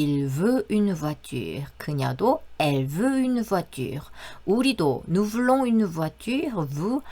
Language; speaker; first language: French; non-native, fluent; Korean